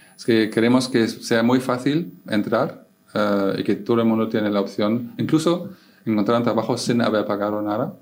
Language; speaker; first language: Spanish; non-native, fluent; German